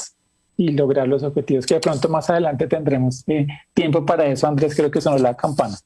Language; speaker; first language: Spanish; native; Spanish